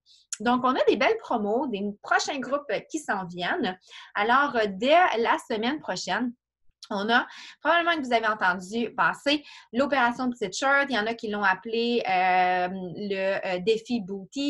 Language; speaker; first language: French; native; French